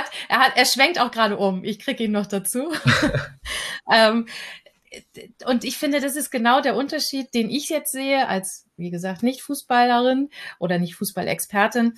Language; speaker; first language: German; native; German